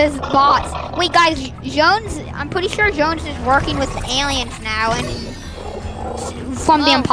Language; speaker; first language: English; native; English